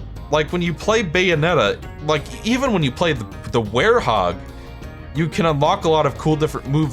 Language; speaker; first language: English; native; English